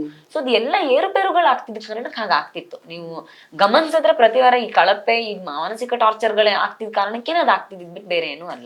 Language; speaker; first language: Kannada; native; Kannada